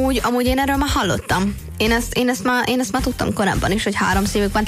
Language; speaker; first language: Hungarian; native; Hungarian